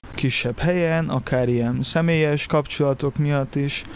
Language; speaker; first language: Hungarian; early bilingual, other home language; Portuguese